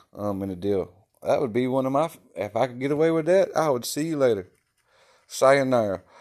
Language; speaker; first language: English; native; English